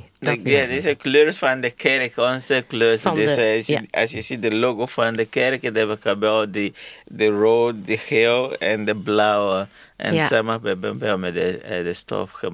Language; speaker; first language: Dutch; non-native, learner; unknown